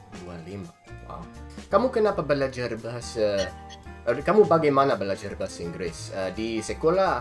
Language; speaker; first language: Indonesian; non-native, learner; English